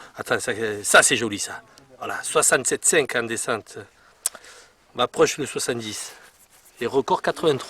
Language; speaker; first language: French; native; French